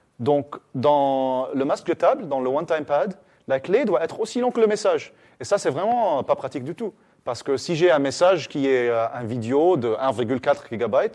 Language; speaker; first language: French; native; French